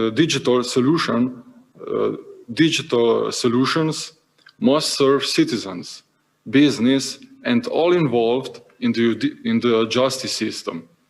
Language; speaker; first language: English; non-native, fluent; Slovenian